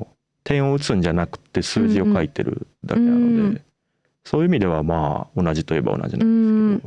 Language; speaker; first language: Japanese; native; Japanese